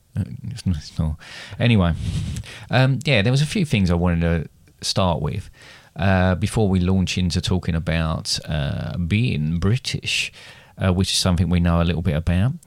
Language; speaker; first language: English; native; English